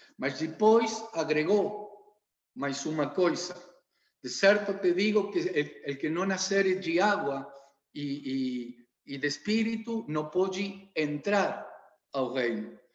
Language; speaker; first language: Portuguese; non-native, learner; Spanish